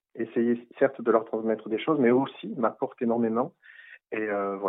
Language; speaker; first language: French; native; French